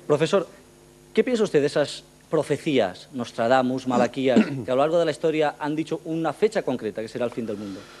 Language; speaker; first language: Spanish; non-native, local second language; Catalan